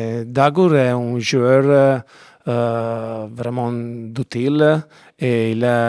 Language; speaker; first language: French; non-native, learner; Italian